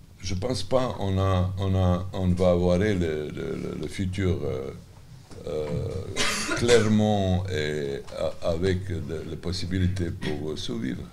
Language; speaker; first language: French; non-native, learner; Serbian